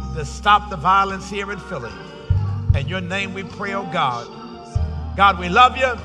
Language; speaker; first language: English; native; English